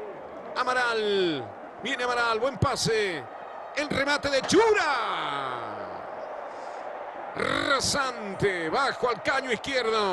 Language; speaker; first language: Spanish; native; Spanish